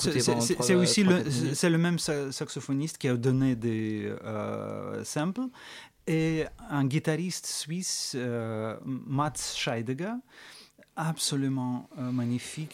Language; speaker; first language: French; non-native, fluent; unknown